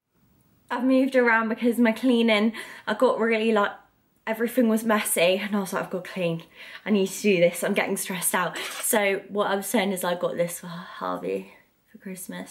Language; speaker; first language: English; native; English